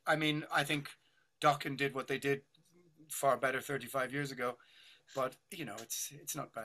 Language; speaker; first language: English; native; English